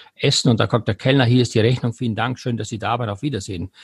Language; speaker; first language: German; native; German